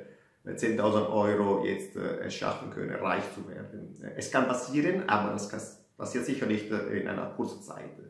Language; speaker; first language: German; non-native, fluent; Italian